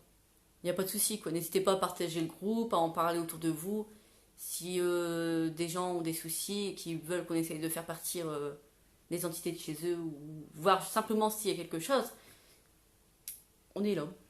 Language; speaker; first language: French; native; French